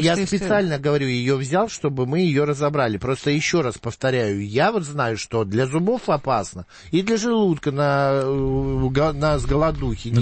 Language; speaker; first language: Russian; native; Russian